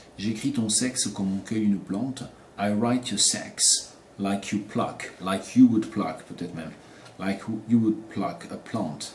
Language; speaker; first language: French; native; French